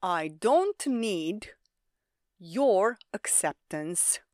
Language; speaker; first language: English; non-native, fluent; Romanian